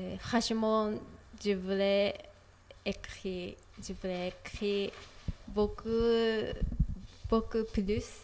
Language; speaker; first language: French; non-native, learner; Japanese